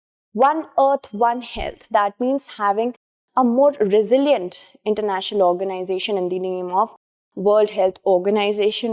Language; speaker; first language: English; non-native, local second language; Hindi